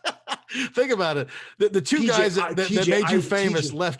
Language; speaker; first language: English; native; English